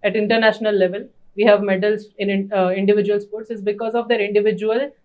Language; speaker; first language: English; non-native, local second language; Gujarati